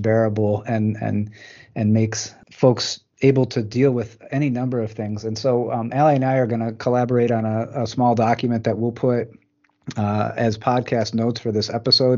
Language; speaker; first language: English; native; English